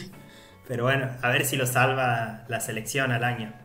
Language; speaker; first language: Spanish; native; Spanish